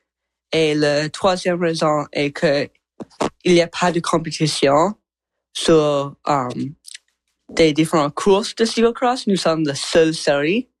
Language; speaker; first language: French; non-native, learner; English